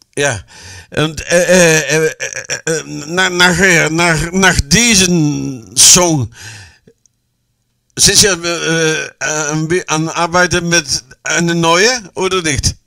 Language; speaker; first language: German; non-native, learner; Dutch